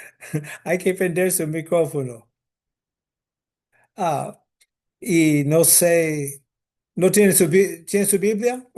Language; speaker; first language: Spanish; non-native, fluent; English